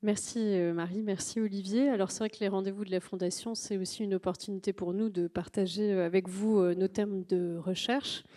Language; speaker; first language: French; native; French